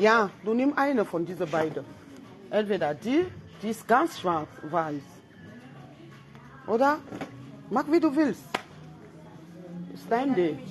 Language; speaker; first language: German; non-native, fluent; French